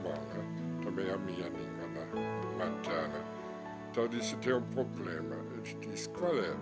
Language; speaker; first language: Portuguese; non-native, fluent; German